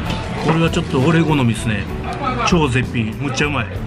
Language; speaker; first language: Japanese; native; Japanese